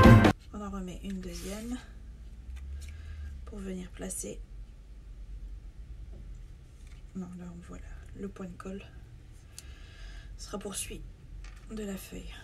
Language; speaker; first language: French; native; French